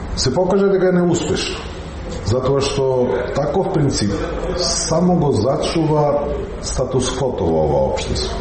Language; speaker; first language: Macedonian; non-native, local second language; Albanian